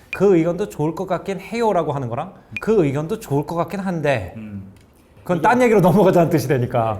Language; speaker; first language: Korean; native; Korean